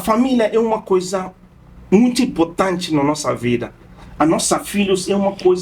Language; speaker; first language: Portuguese; non-native, fluent; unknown